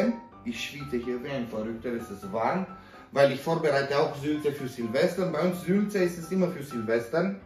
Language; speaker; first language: German; non-native, fluent; Romanian